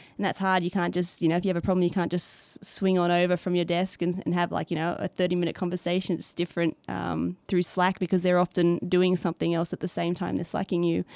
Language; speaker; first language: English; native; English